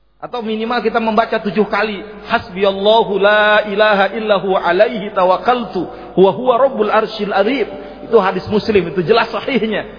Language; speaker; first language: Indonesian; native; Indonesian